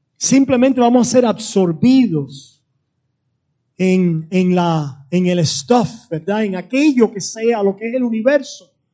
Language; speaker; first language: Spanish; native; Spanish